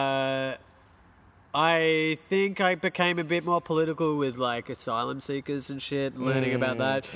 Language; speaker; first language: English; native; English